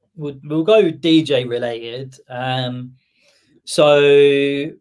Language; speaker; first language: English; native; English